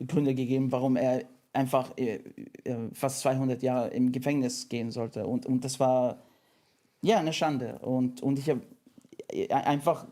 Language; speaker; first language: German; non-native, fluent; English